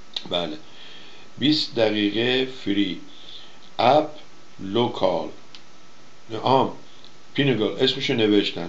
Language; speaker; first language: Persian; native; Persian